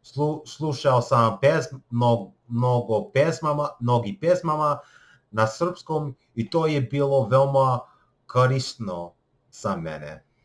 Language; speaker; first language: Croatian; non-native, learner; English